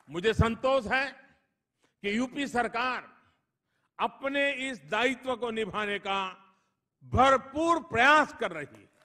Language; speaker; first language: Hindi; non-native, local second language; Gujarati